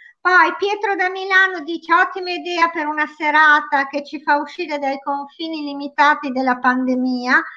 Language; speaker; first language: Italian; native; Italian